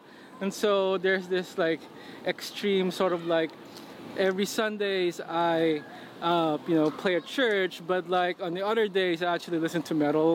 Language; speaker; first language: English; non-native, local second language; Filipino